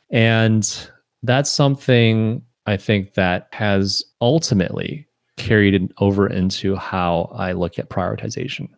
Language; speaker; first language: English; early bilingual, other home language; Chinese